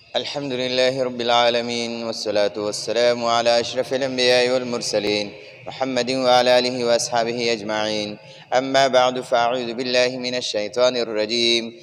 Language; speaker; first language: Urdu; non-native, local second language; Pashto